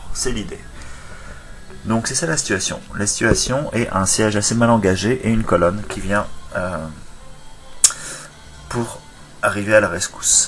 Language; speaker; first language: French; native; French